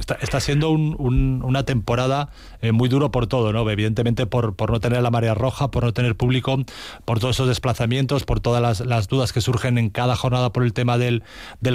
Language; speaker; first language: Spanish; native; Spanish